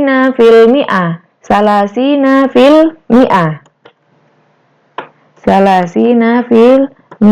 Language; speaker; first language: Arabic; non-native, learner; Indonesian